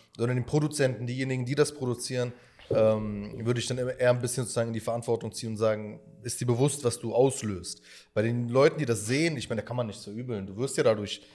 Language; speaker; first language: German; early bilingual, other home language; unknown